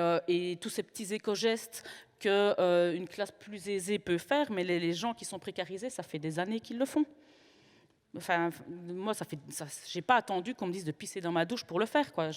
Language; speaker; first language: French; native; French